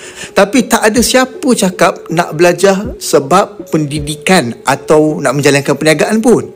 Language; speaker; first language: Malay; native; Malay